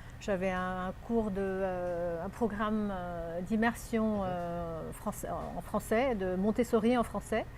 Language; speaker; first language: French; non-native, local second language; Arabic